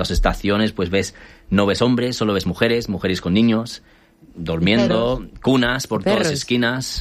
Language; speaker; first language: Spanish; native; Spanish